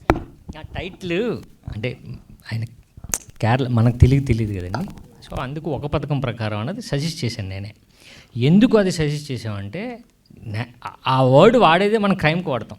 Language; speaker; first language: Telugu; native; Telugu